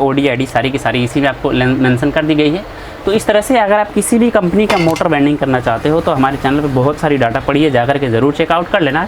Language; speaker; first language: Hindi; native; Hindi